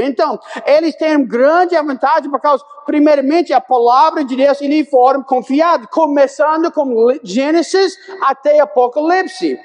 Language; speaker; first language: Portuguese; non-native, fluent; English